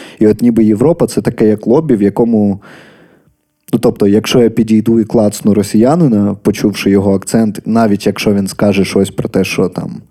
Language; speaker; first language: Ukrainian; native; Ukrainian